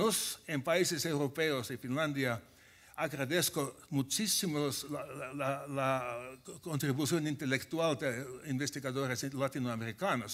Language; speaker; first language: Spanish; non-native, fluent; Finnish